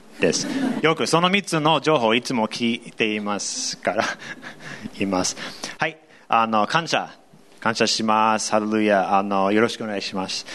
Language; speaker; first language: Japanese; non-native, fluent; English